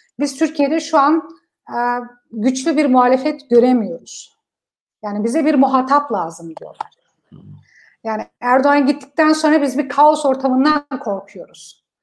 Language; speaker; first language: Turkish; non-native, fluent; Kurdish